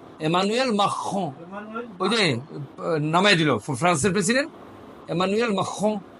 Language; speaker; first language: French; non-native, fluent; Bangla